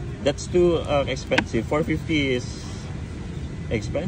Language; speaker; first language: English; non-native, local second language; Filipino